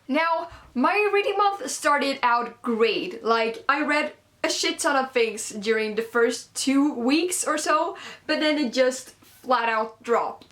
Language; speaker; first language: English; non-native, fluent; Swedish